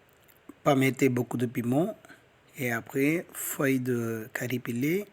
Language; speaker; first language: French; non-native, learner; Tamil